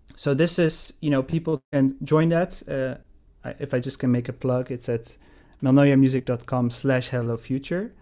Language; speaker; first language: English; non-native, fluent; Dutch